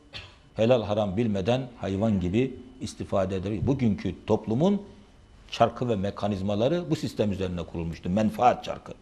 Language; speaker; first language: Turkish; native; Turkish